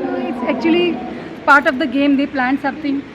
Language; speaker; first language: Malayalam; non-native, learner; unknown